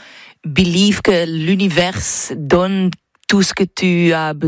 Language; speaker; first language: French; non-native, learner; English